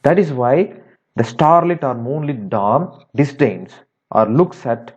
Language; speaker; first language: English; non-native, local second language; Tamil